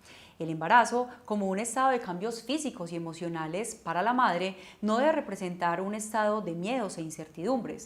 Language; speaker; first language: Spanish; native; Spanish